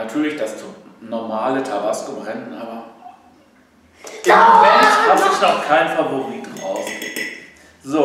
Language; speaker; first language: German; native; German